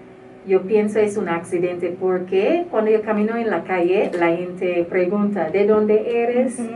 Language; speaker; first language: Spanish; non-native, learner; English